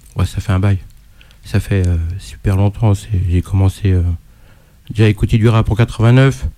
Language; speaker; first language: French; native; French